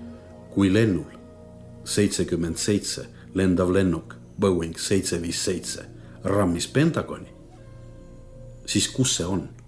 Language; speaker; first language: Estonian; native; Estonian